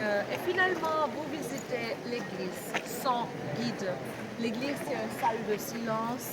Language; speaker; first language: French; non-native, fluent; German